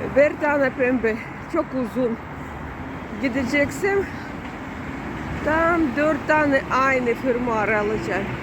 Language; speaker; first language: Turkish; non-native, learner; Russian